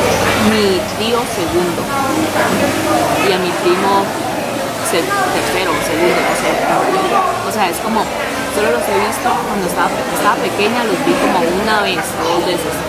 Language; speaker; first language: Spanish; early bilingual, other home language; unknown